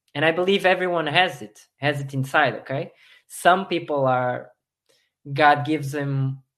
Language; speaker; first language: English; non-native, fluent; Portuguese